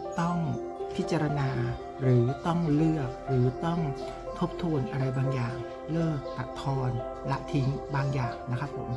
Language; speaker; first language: Thai; native; Thai